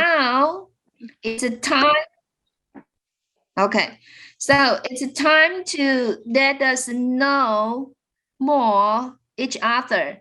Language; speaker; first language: English; non-native, fluent; Chinese